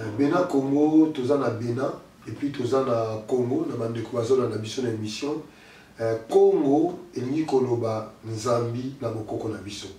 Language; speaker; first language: Lingala; non-native, local second language; Kongo